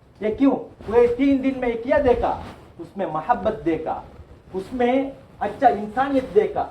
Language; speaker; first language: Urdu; non-native, local second language; Tamil